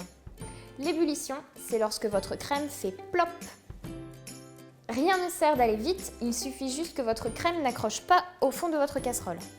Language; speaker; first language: French; native; French